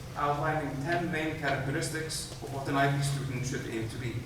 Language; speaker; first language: English; non-native, fluent; Icelandic